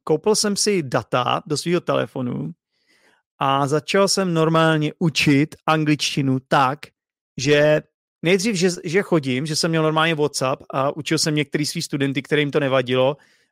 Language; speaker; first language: Czech; native; Czech